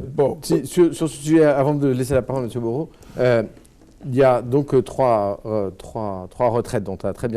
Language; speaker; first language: French; native; French